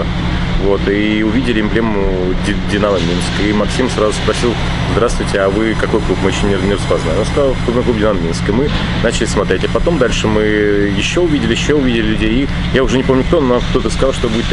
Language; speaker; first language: Russian; native; Russian